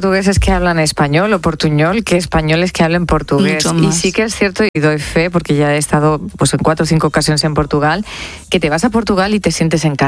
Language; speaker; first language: Spanish; native; Spanish